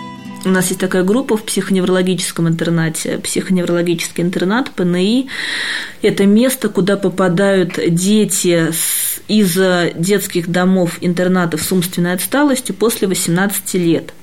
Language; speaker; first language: Russian; native; Russian